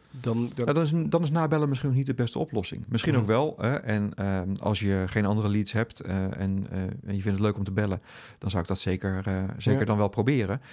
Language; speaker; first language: Dutch; native; Dutch